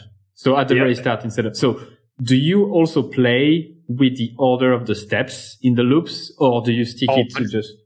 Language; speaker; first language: English; non-native, fluent; French